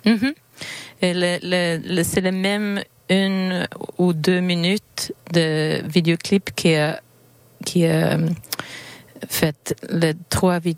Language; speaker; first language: French; non-native, learner; Swedish